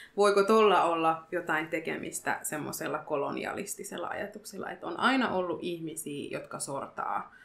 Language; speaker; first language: Finnish; early bilingual, other home language; Arabic